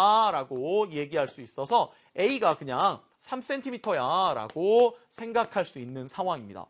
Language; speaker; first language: Korean; native; Korean